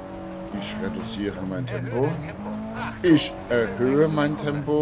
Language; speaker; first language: German; native; German